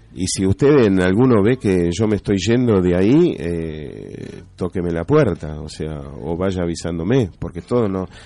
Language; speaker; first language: Spanish; native; Spanish